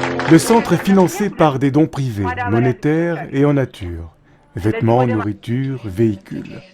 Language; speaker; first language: French; native; French